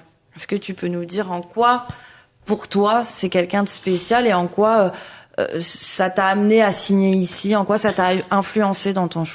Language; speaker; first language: French; native; French